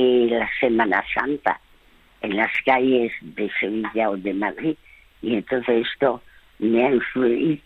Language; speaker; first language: Spanish; early bilingual, other home language; French